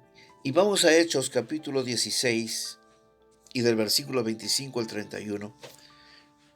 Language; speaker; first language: Spanish; native; Spanish